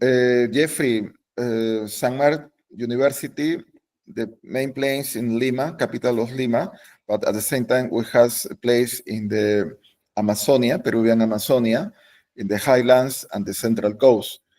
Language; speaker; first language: English; non-native, learner; Spanish